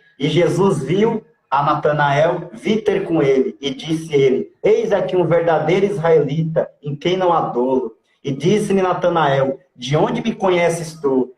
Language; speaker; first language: Portuguese; native; Portuguese